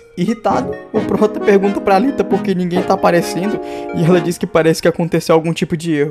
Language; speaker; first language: Portuguese; native; Portuguese